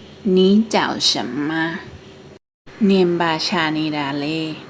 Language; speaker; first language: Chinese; non-native, fluent; Burmese